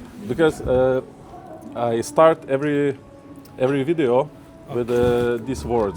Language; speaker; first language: English; non-native, learner; Lithuanian